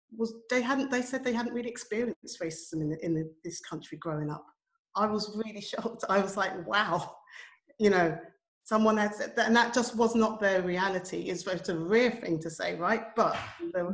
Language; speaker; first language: English; native; English